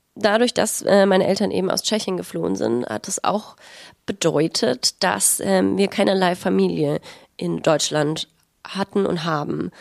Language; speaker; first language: German; native; German